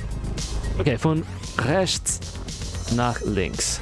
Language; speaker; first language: German; non-native, fluent; English